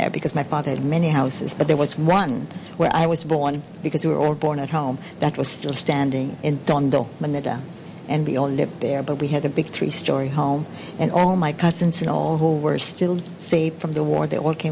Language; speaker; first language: English; non-native, local second language; Sindhi